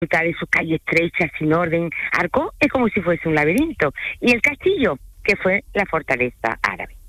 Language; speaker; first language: Spanish; early bilingual, other home language; French